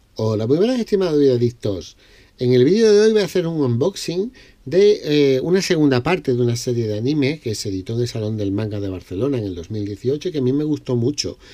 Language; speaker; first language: Spanish; native; Spanish